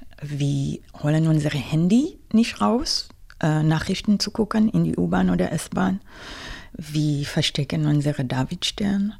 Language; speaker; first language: German; non-native, fluent; Hebrew